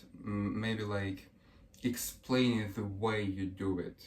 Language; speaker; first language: English; early bilingual, other home language; Russian